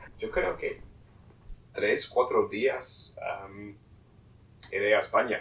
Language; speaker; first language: Spanish; non-native, learner; English